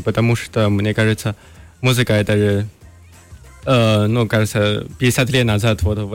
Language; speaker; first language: Russian; non-native, learner; Chinese